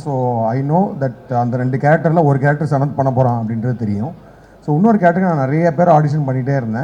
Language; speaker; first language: Tamil; native; Tamil